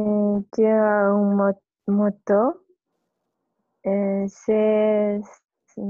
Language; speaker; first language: French; non-native, learner; Spanish